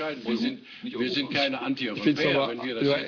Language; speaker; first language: German; native; German